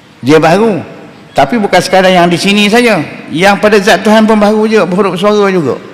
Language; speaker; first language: Malay; native; Malay